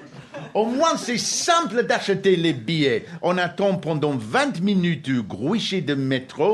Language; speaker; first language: French; non-native, learner; English